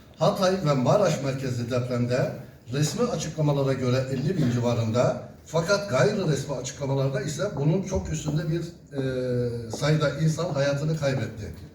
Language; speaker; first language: Turkish; non-native, local second language; Zaza